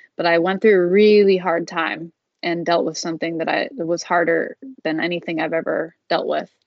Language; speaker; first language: English; native; English